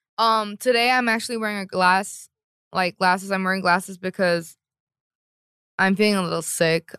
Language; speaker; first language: English; non-native, fluent; Korean